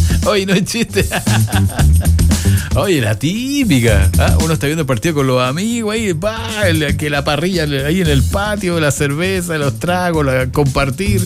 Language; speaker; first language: Spanish; native; Spanish